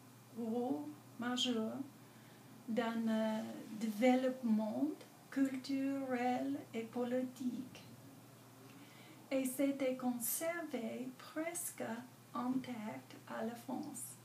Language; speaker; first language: French; non-native, learner; English